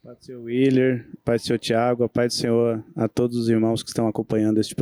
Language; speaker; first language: Portuguese; native; Portuguese